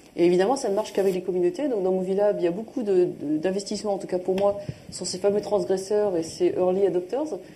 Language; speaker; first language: French; native; French